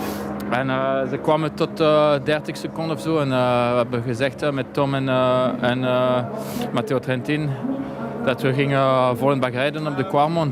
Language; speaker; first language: Dutch; non-native, local second language; French